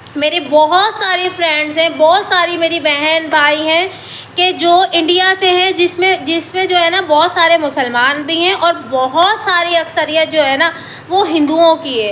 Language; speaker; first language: Urdu; native; Urdu